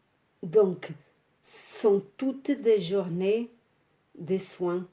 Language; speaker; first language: French; non-native, fluent; Portuguese